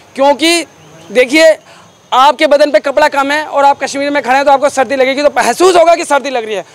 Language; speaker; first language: Hindi; native; Hindi